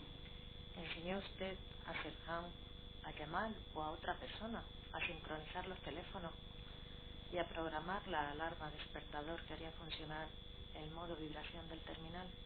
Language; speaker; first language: Spanish; native; Spanish